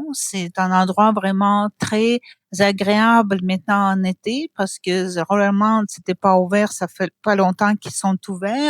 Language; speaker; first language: French; non-native, fluent; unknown